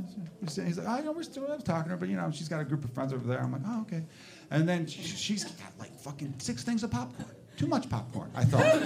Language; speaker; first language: English; native; English